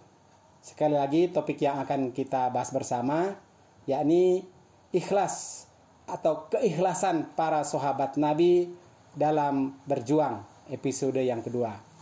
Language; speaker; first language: Indonesian; native; Indonesian